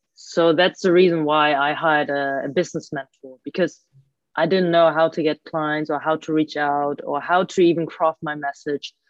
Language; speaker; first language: English; early bilingual, other home language; Cantonese